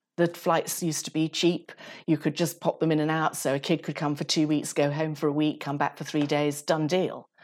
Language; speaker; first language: English; native; English